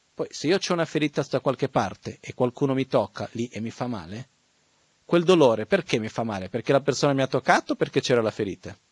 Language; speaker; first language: Italian; non-native, fluent; Portuguese